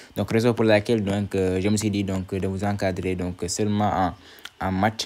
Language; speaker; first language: French; non-native, local second language; Wolof